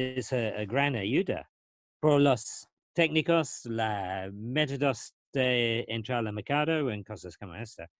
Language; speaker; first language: Spanish; non-native, learner; English